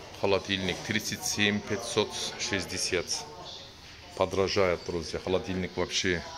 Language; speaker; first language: Russian; non-native, learner; Turkish